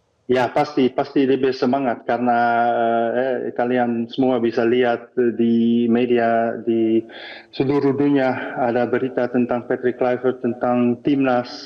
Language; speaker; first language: Indonesian; non-native, fluent; Dutch